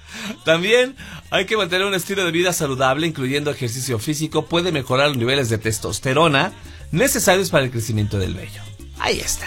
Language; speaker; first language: Spanish; native; Spanish